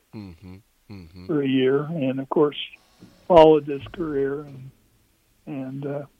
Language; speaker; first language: English; native; English